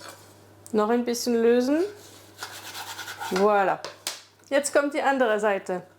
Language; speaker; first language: German; non-native, fluent; French